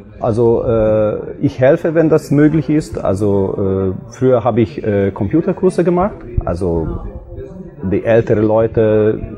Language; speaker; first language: German; non-native, local second language; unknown